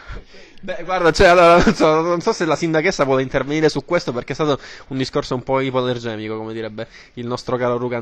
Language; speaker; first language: Italian; native; Italian